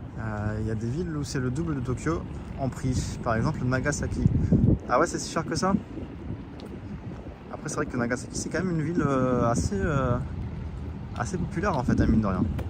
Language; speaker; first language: French; native; French